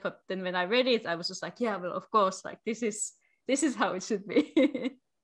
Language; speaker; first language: English; non-native, fluent; Finnish